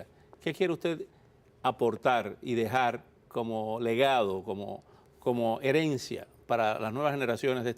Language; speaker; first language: Spanish; native; Spanish